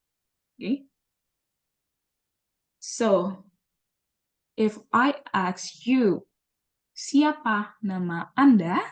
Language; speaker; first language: English; non-native, learner; Indonesian